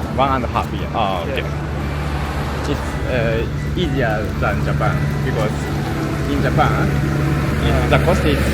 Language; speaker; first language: English; non-native, learner; Japanese